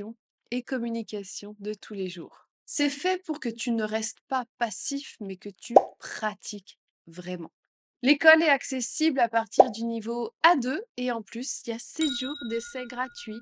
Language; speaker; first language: French; native; French